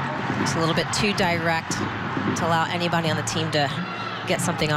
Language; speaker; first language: English; native; English